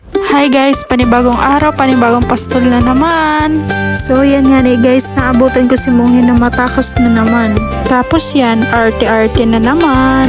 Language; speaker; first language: Filipino; non-native, local second language; Bikol